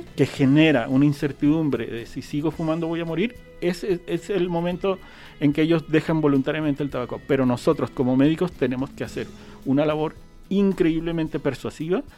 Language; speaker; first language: Spanish; native; Spanish